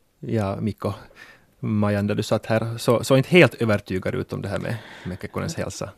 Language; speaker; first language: Swedish; native; Swedish